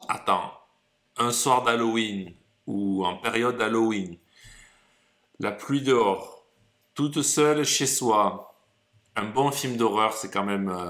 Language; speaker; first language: French; native; French